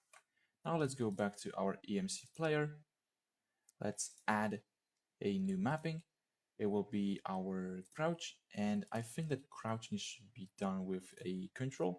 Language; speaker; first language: English; non-native, fluent; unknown